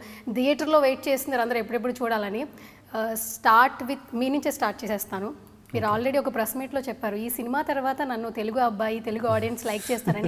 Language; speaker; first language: Telugu; native; Telugu